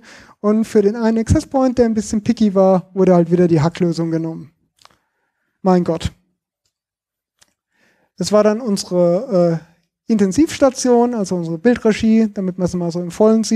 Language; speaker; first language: German; native; German